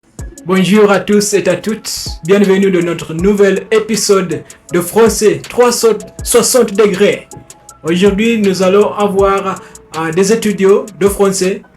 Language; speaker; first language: French; non-native, learner; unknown